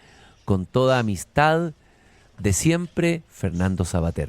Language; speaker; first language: Spanish; native; Spanish